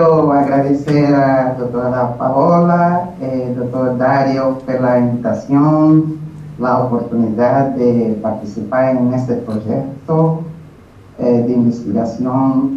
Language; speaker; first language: Spanish; non-native, learner; Portuguese